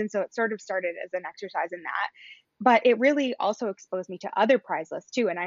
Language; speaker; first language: English; native; English